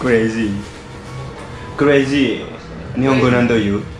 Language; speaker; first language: Japanese; non-native, learner; Indonesian